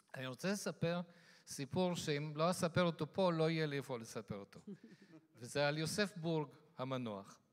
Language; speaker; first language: Hebrew; non-native, fluent; Yiddish